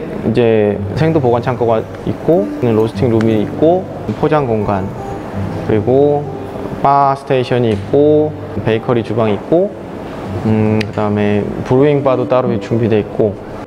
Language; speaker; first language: Korean; early bilingual, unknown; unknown